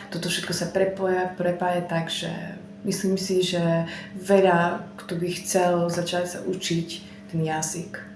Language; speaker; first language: Slovak; native; Slovak